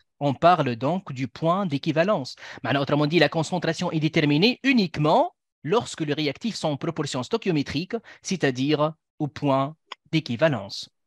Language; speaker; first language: French; non-native, local second language; Arabic